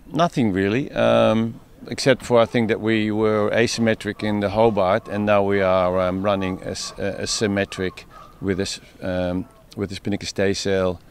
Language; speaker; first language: English; native; English